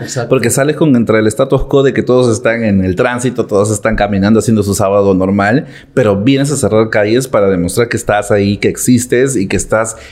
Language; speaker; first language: Spanish; native; Spanish